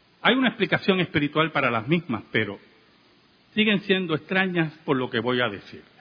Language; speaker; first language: Spanish; native; Spanish